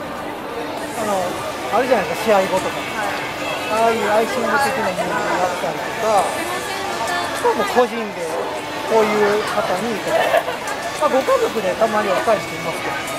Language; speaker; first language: Japanese; native; Japanese